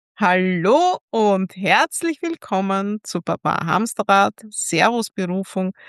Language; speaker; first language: German; native; German